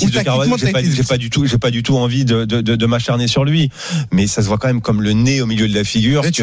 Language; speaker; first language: French; native; French